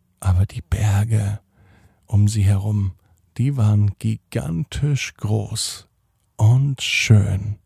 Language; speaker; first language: German; native; German